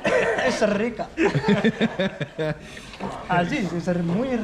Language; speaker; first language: Spanish; non-native, learner; Arabic